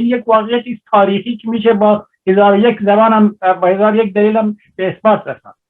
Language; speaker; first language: Persian; non-native, local second language; Baluchi